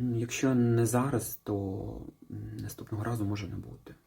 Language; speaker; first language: Ukrainian; non-native, local second language; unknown